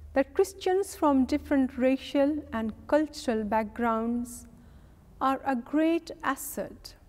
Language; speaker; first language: English; non-native, local second language; Punjabi